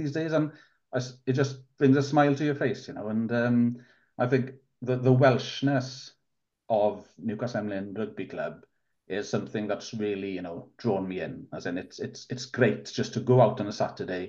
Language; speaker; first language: English; non-native, local second language; Welsh